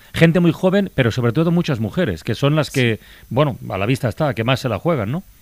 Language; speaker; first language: Spanish; native; Spanish